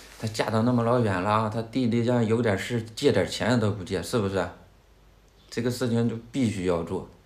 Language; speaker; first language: Chinese; native; Chinese